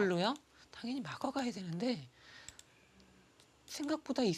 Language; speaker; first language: Korean; native; Korean